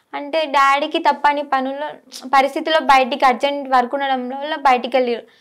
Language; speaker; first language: Telugu; non-native, local second language; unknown